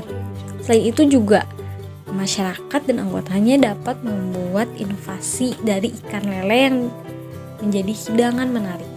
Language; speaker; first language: Indonesian; native; Indonesian